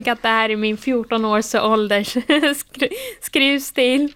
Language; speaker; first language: Swedish; early bilingual, other home language; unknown